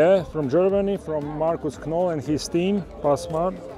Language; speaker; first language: English; non-native, fluent; Slovenian